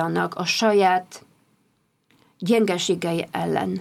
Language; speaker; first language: Hungarian; non-native, fluent; Polish